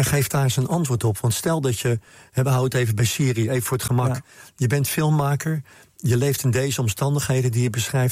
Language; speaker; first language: Dutch; native; Dutch